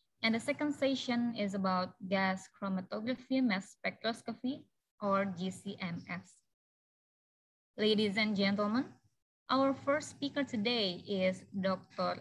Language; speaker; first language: English; non-native, fluent; Indonesian